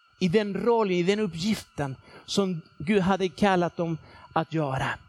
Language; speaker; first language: Swedish; non-native, fluent; Spanish